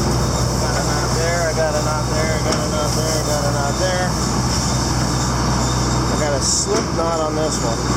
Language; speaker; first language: English; native; English